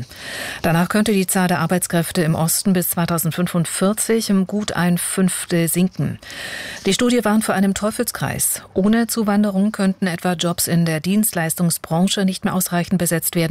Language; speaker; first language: German; native; German